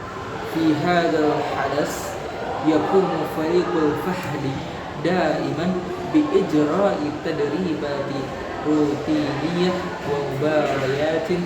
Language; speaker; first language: Arabic; non-native, learner; Indonesian